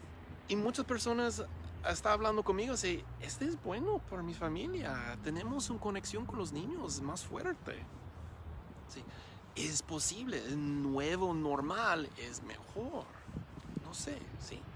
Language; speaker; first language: Spanish; non-native, learner; English